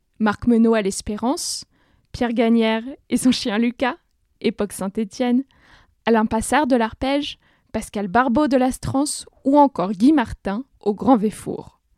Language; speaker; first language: French; native; French